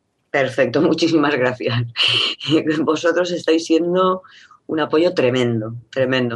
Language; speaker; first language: Spanish; native; Spanish